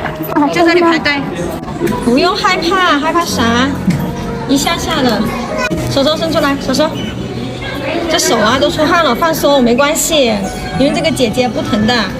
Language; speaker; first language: Chinese; native; Chinese